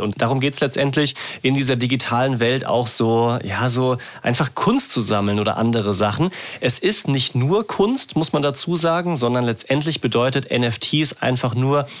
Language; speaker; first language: German; native; German